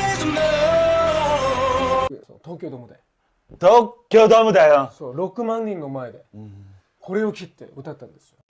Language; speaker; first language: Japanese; non-native, fluent; Korean